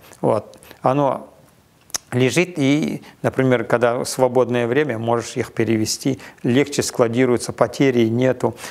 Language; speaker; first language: Russian; non-native, local second language; Kazakh